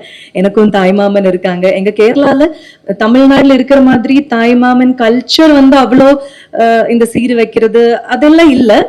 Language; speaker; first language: Tamil; non-native, local second language; Malayalam